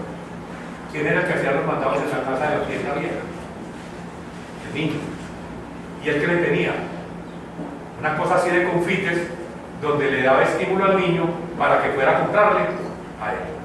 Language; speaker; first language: Spanish; native; Spanish